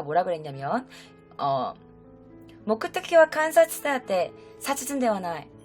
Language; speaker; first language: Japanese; non-native, fluent; Korean